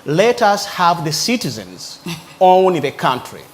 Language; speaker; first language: English; non-native, local second language; Ganda